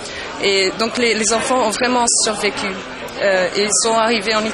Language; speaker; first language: French; non-native, local second language; Dutch